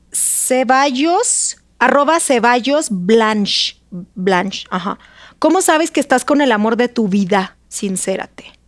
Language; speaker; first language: Spanish; non-native, fluent; Russian